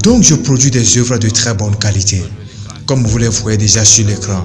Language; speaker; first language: French; non-native, local second language; Ewe